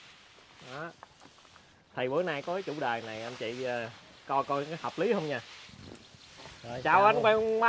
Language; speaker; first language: Vietnamese; native; Vietnamese